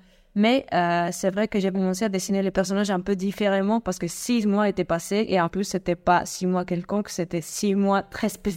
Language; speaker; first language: French; non-native, fluent; Spanish